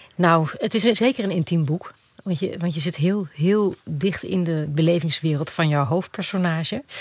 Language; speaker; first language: Dutch; native; Dutch